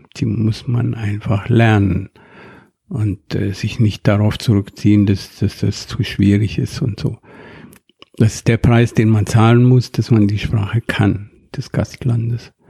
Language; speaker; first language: German; non-native, fluent; Arabic